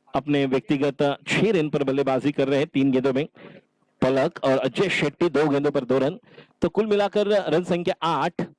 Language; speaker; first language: Hindi; non-native, local second language; Marathi